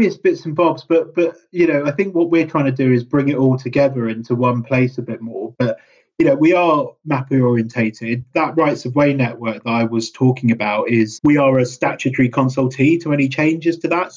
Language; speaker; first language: English; native; English